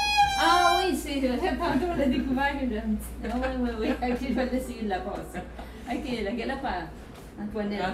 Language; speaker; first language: French; native; French